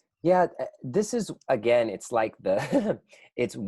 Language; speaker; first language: English; native; English